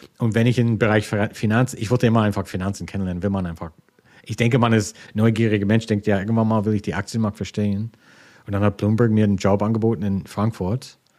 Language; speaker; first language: German; non-native, fluent; English